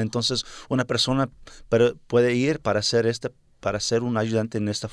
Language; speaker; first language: Spanish; early bilingual, heritage; Spanish